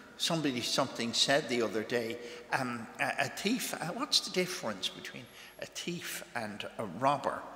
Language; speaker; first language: English; native; English